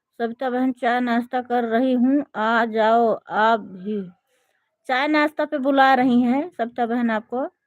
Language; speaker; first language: Hindi; native; Hindi